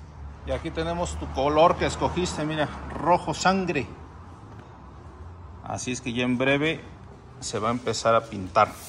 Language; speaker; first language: Spanish; native; Spanish